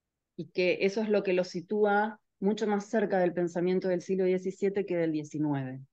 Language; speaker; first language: Spanish; native; Spanish